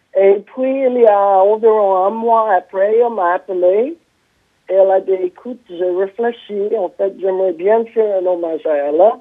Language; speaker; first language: French; non-native, fluent; English